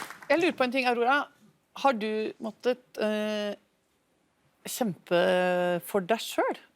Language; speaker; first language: Norwegian; native; Norwegian